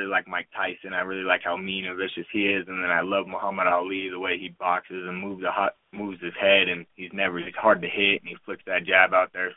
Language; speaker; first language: English; native; English